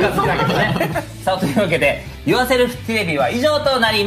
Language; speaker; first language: Japanese; native; Japanese